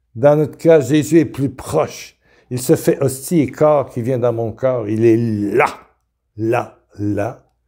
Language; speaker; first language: French; native; French